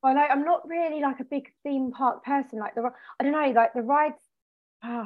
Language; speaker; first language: English; native; English